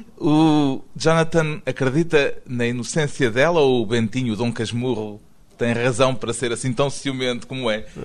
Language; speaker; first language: Portuguese; native; Portuguese